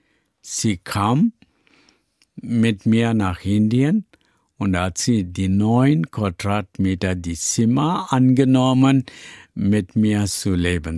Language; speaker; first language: German; non-native, learner; Tamil